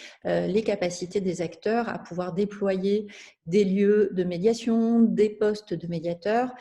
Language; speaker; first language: French; native; French